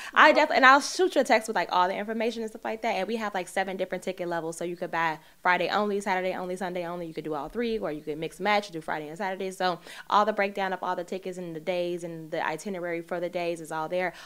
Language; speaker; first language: English; native; English